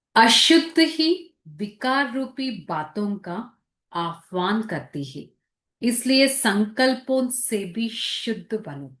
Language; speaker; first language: Hindi; non-native, local second language; Telugu